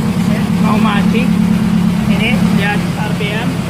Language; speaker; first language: Indonesian; non-native, learner; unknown